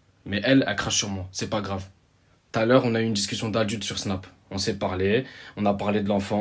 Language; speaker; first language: French; native; French